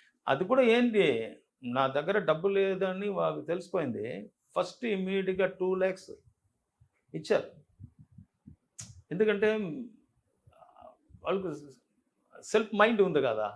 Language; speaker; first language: Telugu; non-native, local second language; Tamil